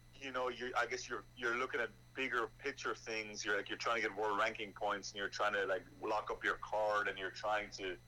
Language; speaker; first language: English; native; English